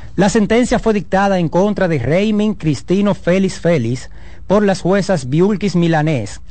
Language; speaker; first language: Spanish; native; Spanish